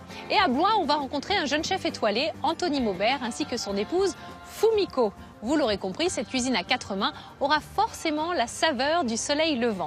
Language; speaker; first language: French; native; French